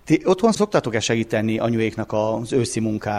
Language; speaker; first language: Hungarian; native; Hungarian